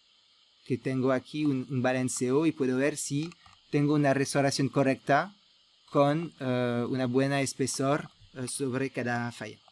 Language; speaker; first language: Spanish; non-native, fluent; French